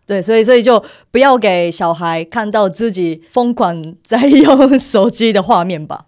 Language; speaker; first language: Chinese; non-native, fluent; Japanese